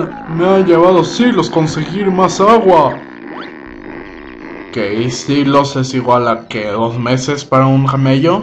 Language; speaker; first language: Spanish; native; Spanish